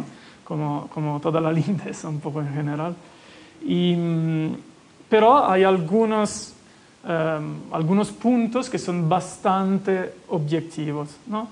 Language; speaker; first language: Spanish; non-native, fluent; Italian